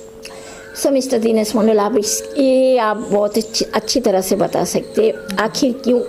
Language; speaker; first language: Hindi; non-native, local second language; Bangla